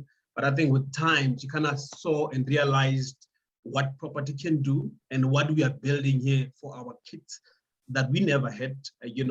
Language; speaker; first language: English; non-native, local second language; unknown